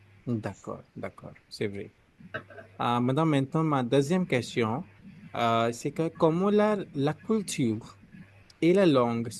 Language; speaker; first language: French; non-native, learner; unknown